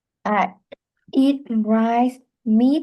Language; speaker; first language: English; non-native, learner; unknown